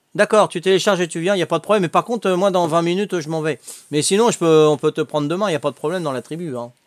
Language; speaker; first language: French; native; French